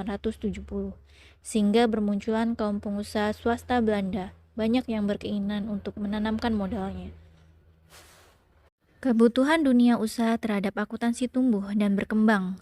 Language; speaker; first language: Indonesian; native; Indonesian